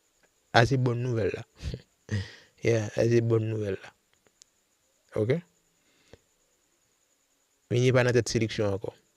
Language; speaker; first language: French; non-native, local second language; Haitian Creole